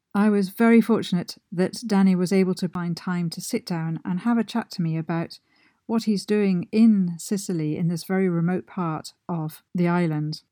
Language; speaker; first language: English; native; English